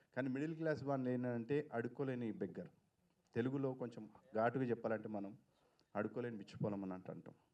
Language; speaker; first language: Telugu; native; Telugu